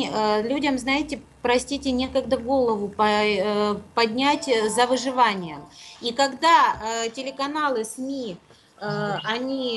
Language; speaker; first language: Russian; native; Russian